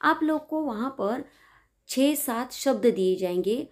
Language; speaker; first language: Hindi; non-native, local second language; Marathi